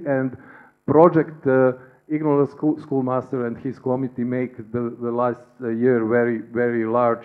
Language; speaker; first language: English; non-native, learner; Serbian